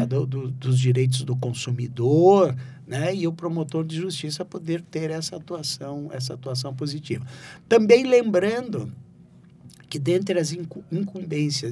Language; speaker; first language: Portuguese; native; Portuguese